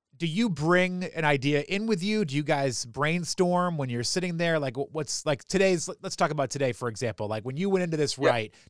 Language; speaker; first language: English; native; English